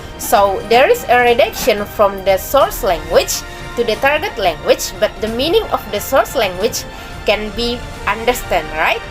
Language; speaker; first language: English; non-native, learner; Indonesian